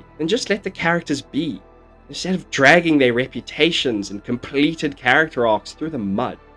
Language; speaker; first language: English; native; English